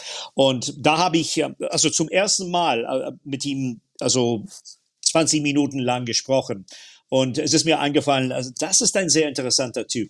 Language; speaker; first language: German; non-native, fluent; English